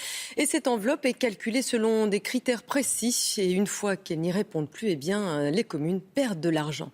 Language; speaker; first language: French; native; French